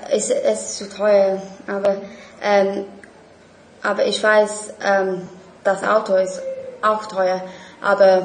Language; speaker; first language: German; non-native, learner; English